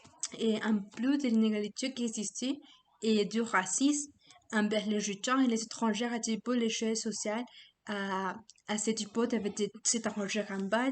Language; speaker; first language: French; non-native, learner; Spanish